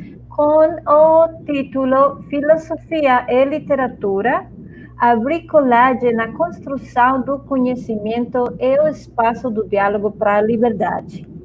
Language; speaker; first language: Portuguese; non-native, fluent; Spanish